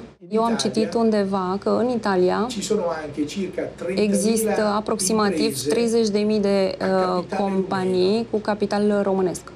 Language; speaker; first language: Romanian; non-native, fluent; Italian